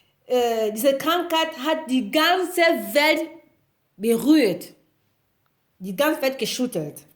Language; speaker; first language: German; non-native, learner; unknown